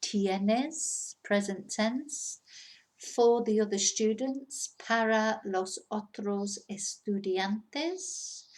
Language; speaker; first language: Spanish; non-native, fluent; English